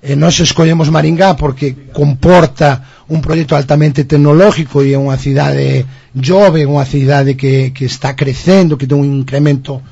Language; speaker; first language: Portuguese; non-native, fluent; Spanish